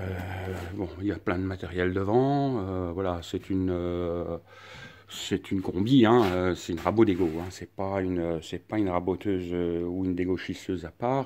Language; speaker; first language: French; native; French